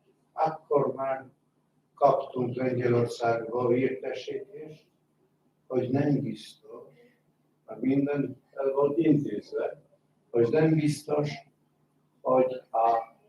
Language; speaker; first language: Hungarian; non-native, fluent; Polish